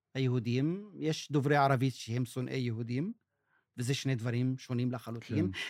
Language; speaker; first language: Hebrew; non-native, local second language; Arabic